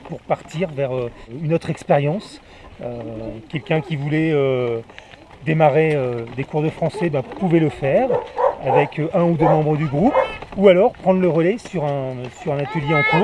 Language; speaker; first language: French; native; French